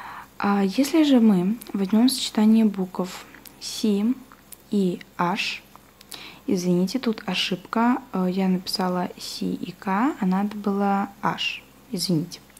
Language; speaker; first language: Russian; native; Russian